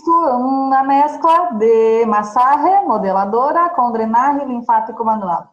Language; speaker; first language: Spanish; non-native, fluent; Portuguese